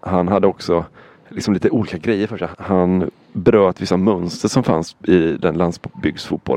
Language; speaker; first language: Swedish; native; Swedish